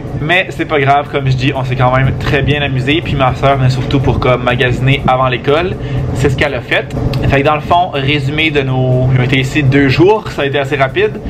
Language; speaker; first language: French; native; French